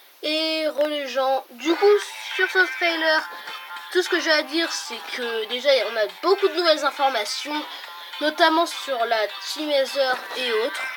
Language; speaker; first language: French; native; French